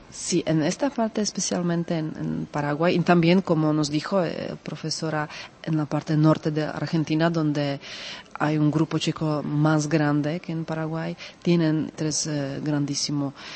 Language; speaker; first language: Spanish; non-native, fluent; Czech